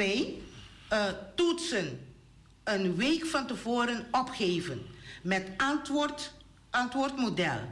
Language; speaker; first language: Dutch; non-native, local second language; Papiamento